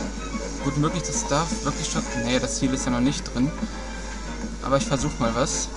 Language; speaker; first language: German; native; German